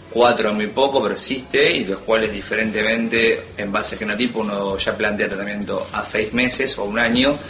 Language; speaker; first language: Spanish; native; Spanish